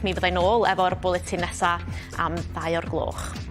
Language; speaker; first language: Welsh; native; Welsh